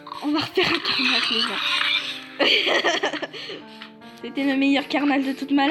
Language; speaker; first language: French; native; French